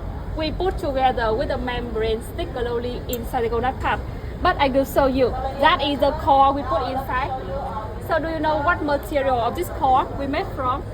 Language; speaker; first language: English; non-native, learner; Vietnamese